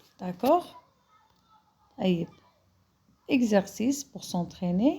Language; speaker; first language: French; non-native, fluent; Arabic